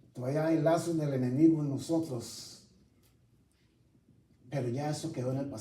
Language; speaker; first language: Spanish; native; Spanish